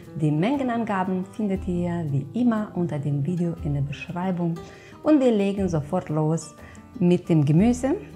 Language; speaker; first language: German; non-native, fluent; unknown